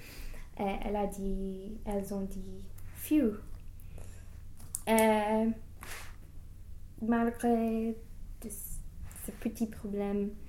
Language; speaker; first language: French; non-native, learner; English